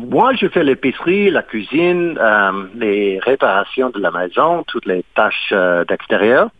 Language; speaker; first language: French; non-native, fluent; English